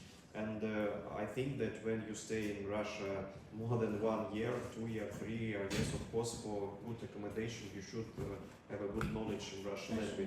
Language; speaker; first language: English; non-native, learner; Russian